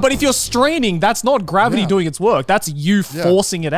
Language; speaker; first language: English; native; English